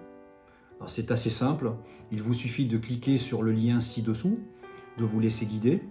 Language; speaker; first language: French; native; French